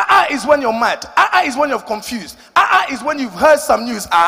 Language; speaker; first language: English; early bilingual, other home language; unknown